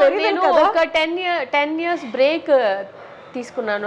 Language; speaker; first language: Telugu; non-native, local second language; Tamil